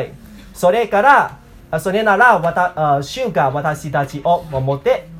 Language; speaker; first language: Japanese; non-native, learner; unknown